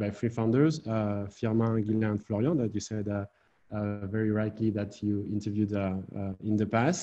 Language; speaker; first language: English; non-native, fluent; French